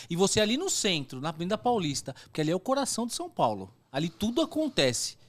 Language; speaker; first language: Portuguese; native; Portuguese